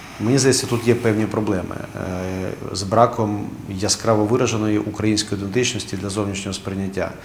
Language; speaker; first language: Ukrainian; native; Ukrainian